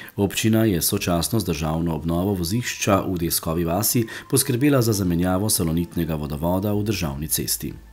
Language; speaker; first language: Slovenian; native; Slovenian